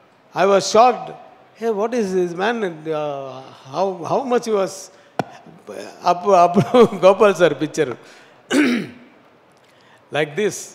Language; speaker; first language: Telugu; non-native, learner; Tamil